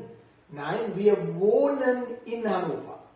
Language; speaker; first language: German; non-native, learner; Sinhala